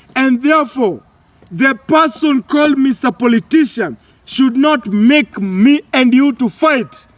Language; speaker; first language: English; non-native, local second language; Kikuyu